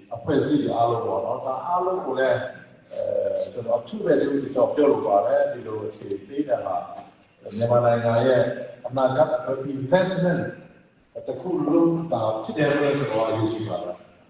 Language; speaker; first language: Burmese; non-native, local second language; Hakha Chin